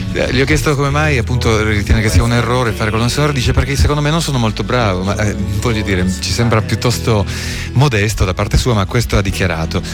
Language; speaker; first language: Italian; native; Italian